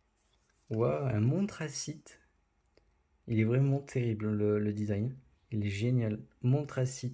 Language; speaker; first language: French; native; French